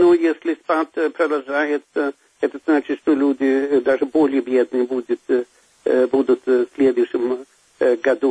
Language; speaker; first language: Russian; non-native, fluent; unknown